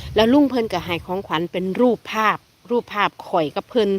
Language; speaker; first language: Thai; native; Thai